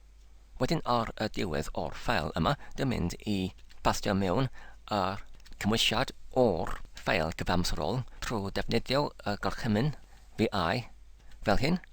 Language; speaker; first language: Welsh; non-native, learner; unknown